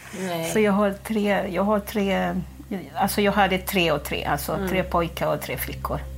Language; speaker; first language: Swedish; non-native, fluent; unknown